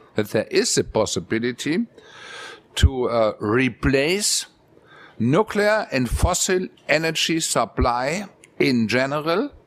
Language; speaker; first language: English; non-native, fluent; German